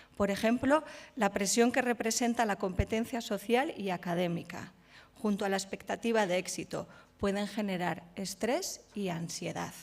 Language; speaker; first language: Spanish; native; Spanish